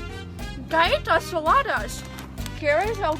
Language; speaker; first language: Spanish; non-native, learner; English